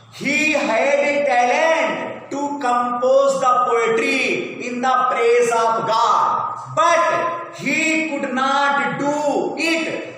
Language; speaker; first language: English; non-native, local second language; Hindi